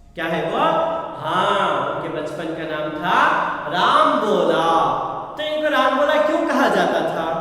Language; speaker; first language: Hindi; non-native, local second language; Kannada